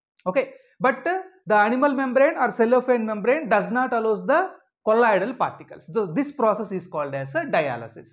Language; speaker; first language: English; non-native, local second language; Telugu